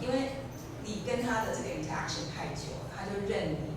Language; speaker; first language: Chinese; native; Chinese